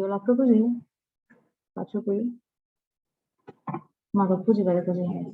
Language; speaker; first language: Italian; non-native, fluent; Spanish